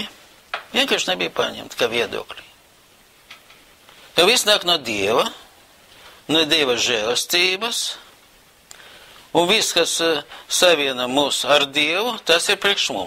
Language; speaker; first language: Latvian; non-native, local second language; Russian